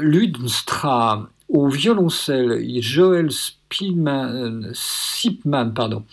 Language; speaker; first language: French; native; French